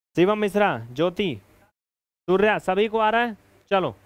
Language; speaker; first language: Hindi; native; Hindi